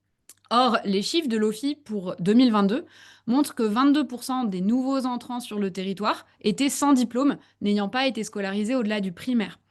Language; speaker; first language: French; native; French